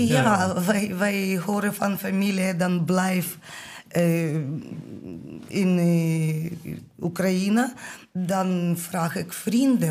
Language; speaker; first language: Dutch; non-native, learner; Ukrainian